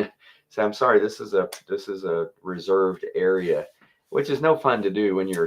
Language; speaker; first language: English; native; English